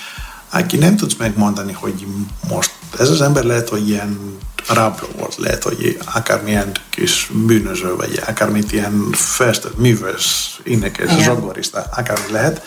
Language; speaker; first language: Hungarian; non-native, fluent; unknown